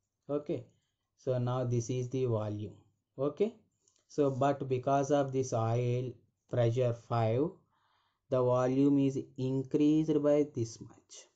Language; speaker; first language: English; non-native, local second language; Telugu